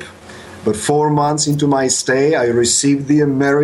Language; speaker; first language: English; non-native, fluent; Polish